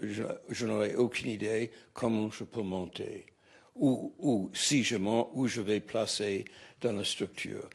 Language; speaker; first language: French; non-native, fluent; English